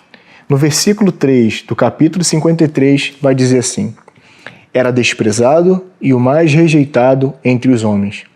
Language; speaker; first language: Portuguese; native; Portuguese